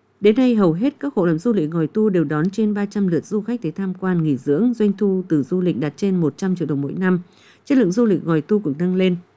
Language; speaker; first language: Vietnamese; native; Vietnamese